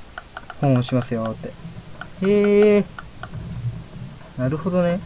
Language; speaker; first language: Japanese; native; Japanese